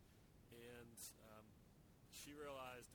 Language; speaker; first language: English; native; English